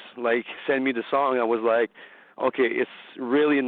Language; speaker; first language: English; non-native, learner; French